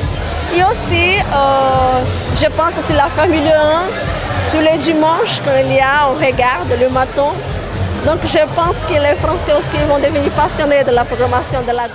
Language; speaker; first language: French; non-native, fluent; Portuguese